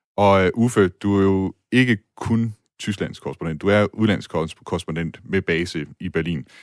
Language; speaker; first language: Danish; native; Danish